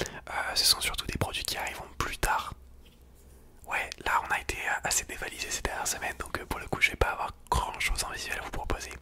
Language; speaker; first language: French; native; French